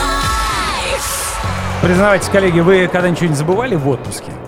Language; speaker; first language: Russian; native; Russian